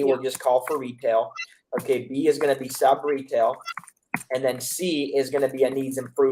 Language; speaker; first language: English; native; English